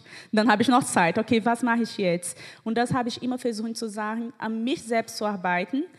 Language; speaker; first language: German; non-native, fluent; Portuguese